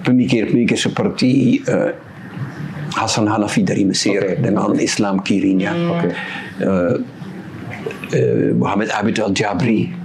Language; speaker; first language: Indonesian; non-native, fluent; Dutch